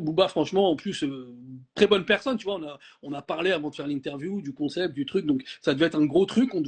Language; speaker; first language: French; native; French